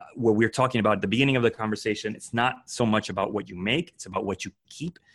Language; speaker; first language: English; early bilingual, other home language; Spanish